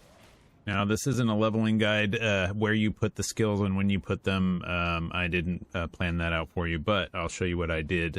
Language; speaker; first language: English; native; English